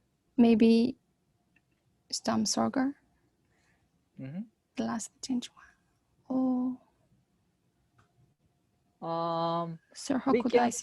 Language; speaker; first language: English; non-native, learner; Chinese